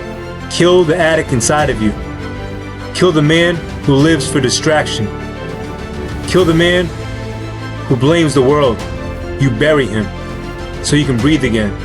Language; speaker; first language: English; native; English